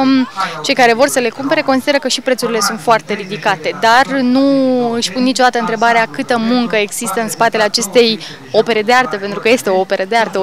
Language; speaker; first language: Romanian; native; Romanian